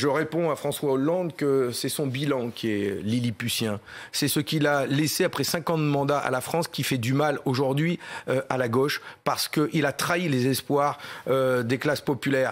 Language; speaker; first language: French; native; French